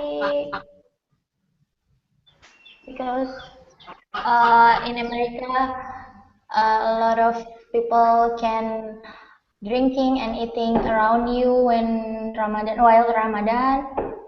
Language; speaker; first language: English; non-native, learner; Indonesian